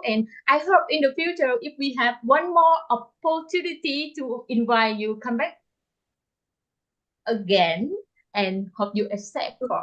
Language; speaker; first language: English; non-native, learner; Vietnamese